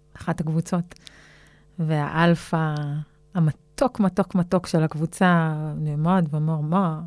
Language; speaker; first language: Hebrew; native; Hebrew